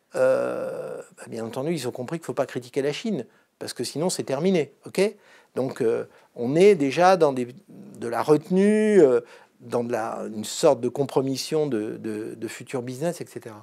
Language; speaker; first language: French; native; French